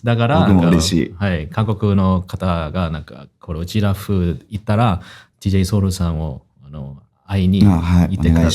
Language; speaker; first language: Japanese; non-native, fluent; Korean